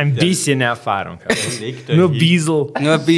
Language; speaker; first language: German; non-native, fluent; Serbian